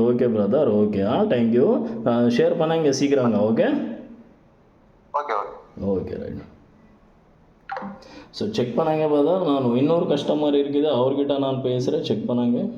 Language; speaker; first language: Tamil; non-native, learner; Kannada